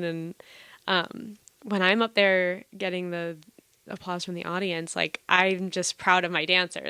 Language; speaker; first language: English; native; English